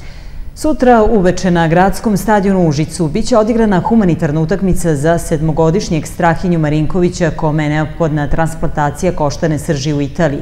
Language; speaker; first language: Serbian; native; Serbian